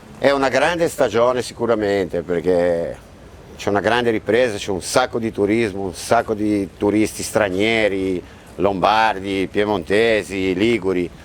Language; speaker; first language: Italian; native; Italian